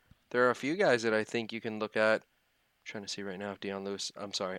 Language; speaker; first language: English; native; English